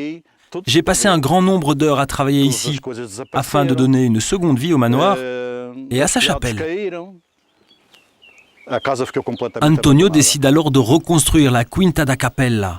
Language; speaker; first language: French; native; French